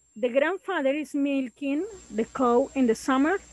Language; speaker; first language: English; non-native, learner; Spanish